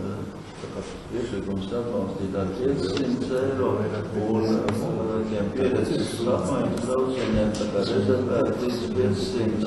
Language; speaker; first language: Latvian; native; Latvian